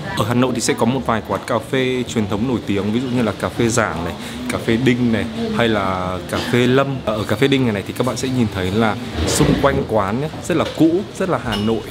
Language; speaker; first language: Vietnamese; native; Vietnamese